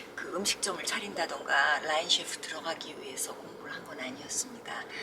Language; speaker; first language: Korean; native; Korean